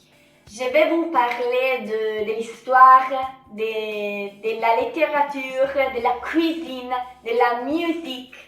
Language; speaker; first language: French; non-native, fluent; Italian